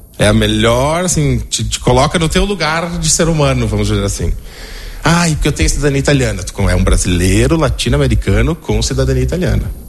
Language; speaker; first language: Portuguese; native; Portuguese